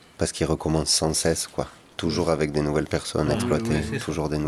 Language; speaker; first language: French; native; French